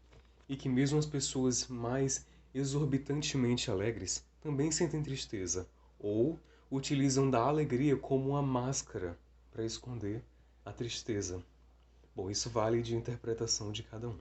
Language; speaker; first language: Portuguese; native; Portuguese